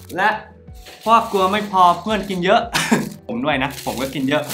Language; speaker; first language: Thai; non-native, fluent; English